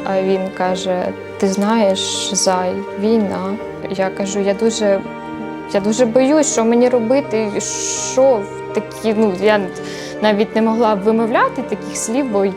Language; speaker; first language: Ukrainian; native; Ukrainian